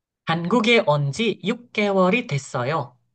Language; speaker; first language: Korean; non-native, fluent; Indonesian